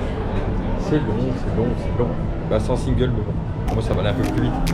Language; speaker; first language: French; native; French